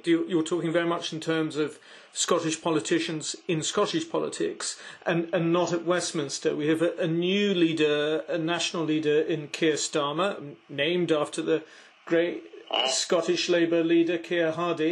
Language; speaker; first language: English; native; English